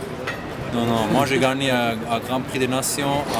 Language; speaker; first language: French; non-native, local second language; German